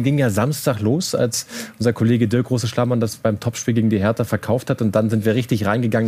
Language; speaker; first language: German; native; German